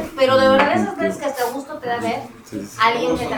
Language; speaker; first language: Spanish; native; Spanish